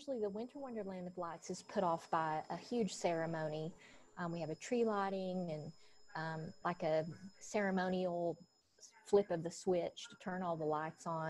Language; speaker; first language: English; native; English